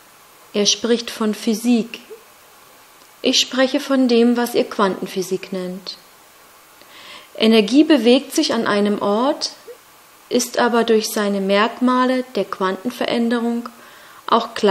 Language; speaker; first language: German; native; German